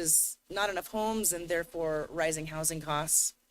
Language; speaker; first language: English; native; English